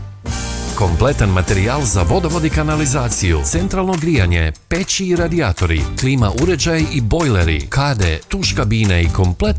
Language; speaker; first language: Croatian; native; Croatian